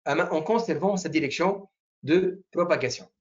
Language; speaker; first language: French; non-native, local second language; Arabic